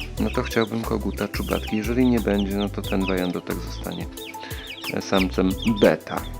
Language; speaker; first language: Polish; native; Polish